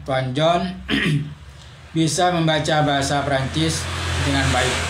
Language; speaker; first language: Indonesian; non-native, local second language; Madurese